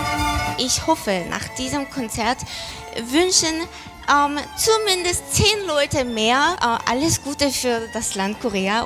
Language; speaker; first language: German; non-native, fluent; Korean